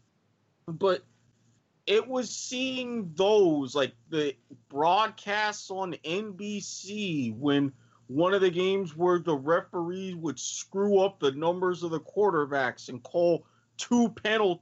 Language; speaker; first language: English; native; English